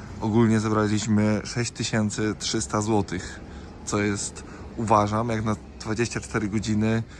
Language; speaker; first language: Polish; native; Polish